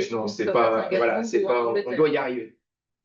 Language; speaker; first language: French; native; French